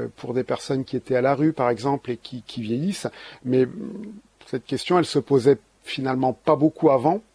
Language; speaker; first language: French; native; French